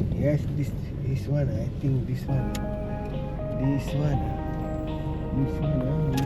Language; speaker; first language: English; non-native, learner; Malay